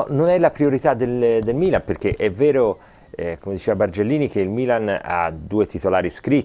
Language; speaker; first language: Italian; native; Italian